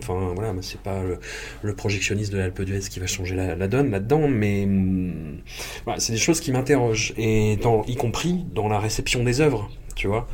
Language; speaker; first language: French; native; French